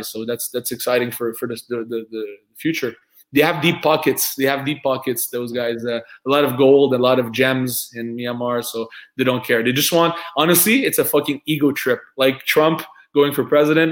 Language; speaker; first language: English; non-native, fluent; French